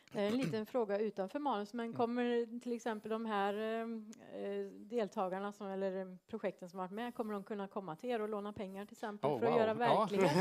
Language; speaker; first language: Swedish; native; Swedish